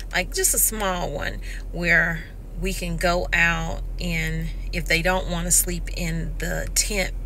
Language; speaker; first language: English; native; English